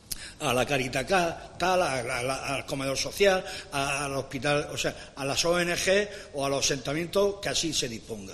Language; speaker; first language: Spanish; native; Spanish